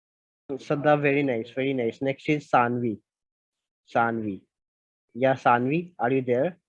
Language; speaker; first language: English; non-native, local second language; Hindi